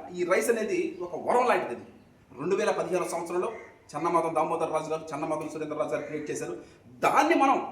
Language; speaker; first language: Telugu; native; Telugu